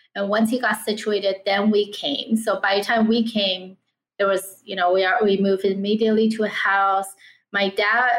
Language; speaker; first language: English; early bilingual, other home language; Chinese